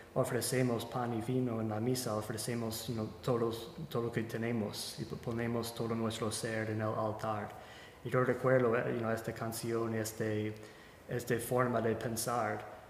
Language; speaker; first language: Spanish; non-native, fluent; English